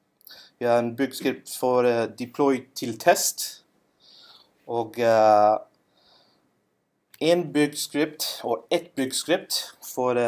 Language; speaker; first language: Norwegian; non-native, learner; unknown